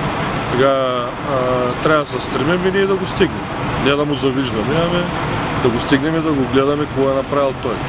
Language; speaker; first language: Bulgarian; native; Bulgarian